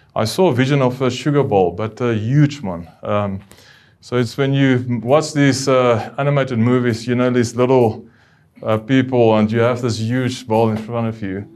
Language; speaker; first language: English; non-native, local second language; Afrikaans